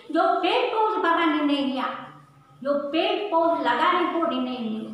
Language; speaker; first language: Hindi; non-native, local second language; Telugu